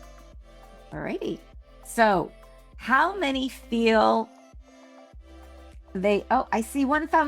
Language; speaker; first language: English; native; English